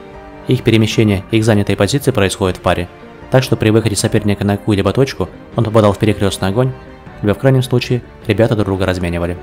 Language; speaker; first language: Russian; native; Russian